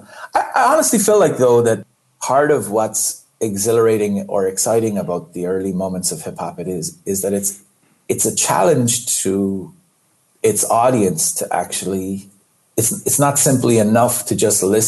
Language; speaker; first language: English; native; English